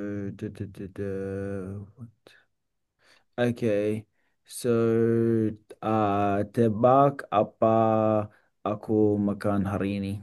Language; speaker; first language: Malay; non-native, learner; English